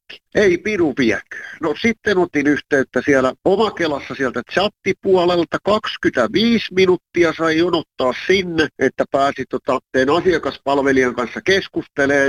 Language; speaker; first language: Finnish; native; Finnish